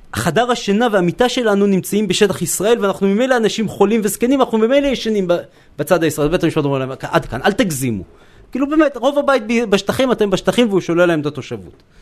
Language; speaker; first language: Hebrew; native; Hebrew